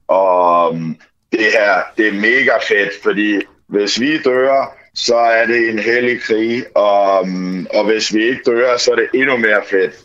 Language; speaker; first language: Danish; early bilingual, other home language; Ukrainian